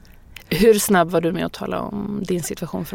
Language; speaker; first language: Swedish; native; Swedish